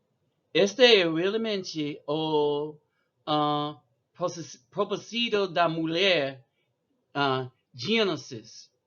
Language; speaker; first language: Portuguese; non-native, learner; English